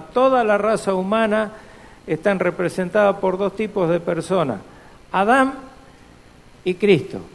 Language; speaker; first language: Spanish; native; Spanish